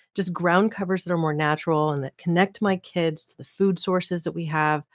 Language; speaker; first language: English; native; English